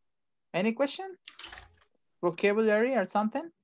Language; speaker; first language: English; non-native, fluent; Spanish